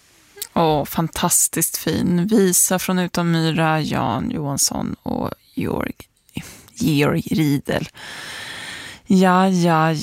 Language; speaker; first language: Swedish; native; Swedish